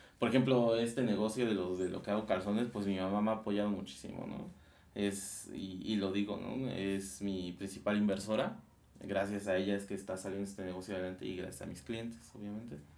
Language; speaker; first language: Spanish; native; Spanish